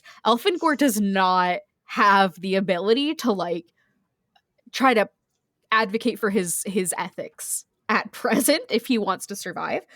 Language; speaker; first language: English; native; English